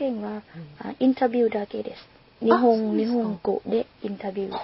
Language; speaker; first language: Japanese; non-native, learner; Lao